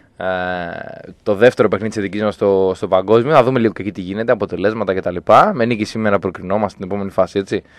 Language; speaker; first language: Greek; native; Greek